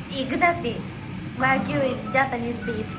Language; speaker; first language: English; non-native, fluent; Japanese